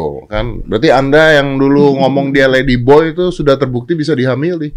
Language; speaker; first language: Indonesian; native; Indonesian